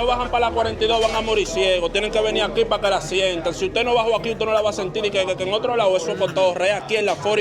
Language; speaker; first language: Spanish; native; Spanish